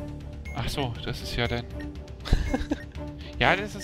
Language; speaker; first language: German; native; German